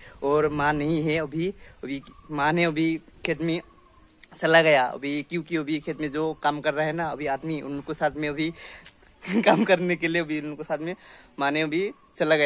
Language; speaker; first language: Hindi; non-native, local second language; Assamese